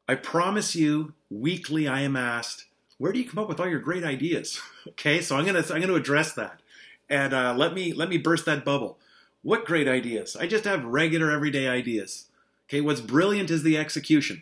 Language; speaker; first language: English; native; English